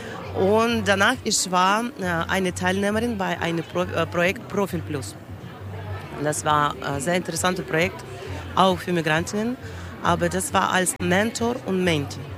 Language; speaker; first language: German; non-native, learner; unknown